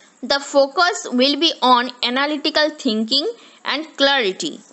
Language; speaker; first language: English; non-native, local second language; Bangla